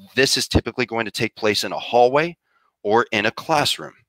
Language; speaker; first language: English; native; English